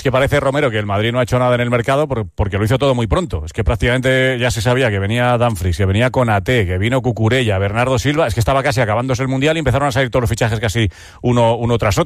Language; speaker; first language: Spanish; native; Spanish